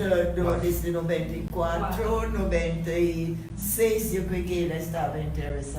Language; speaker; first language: Spanish; non-native, fluent; English